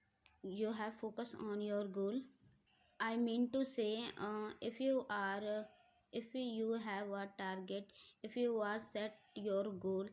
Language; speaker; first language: English; non-native, learner; Hindi